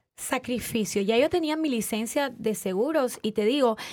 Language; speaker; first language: Spanish; native; Spanish